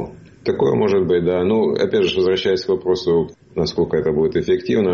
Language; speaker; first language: Russian; native; Russian